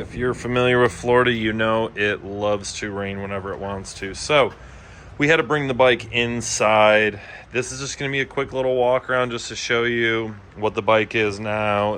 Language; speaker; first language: English; native; English